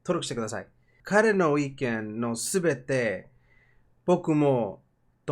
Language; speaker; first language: Japanese; non-native, learner; Spanish